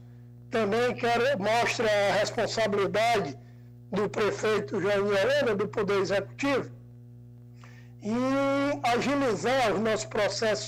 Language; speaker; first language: Portuguese; native; Portuguese